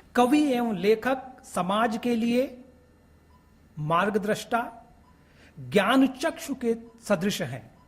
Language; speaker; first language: Hindi; native; Hindi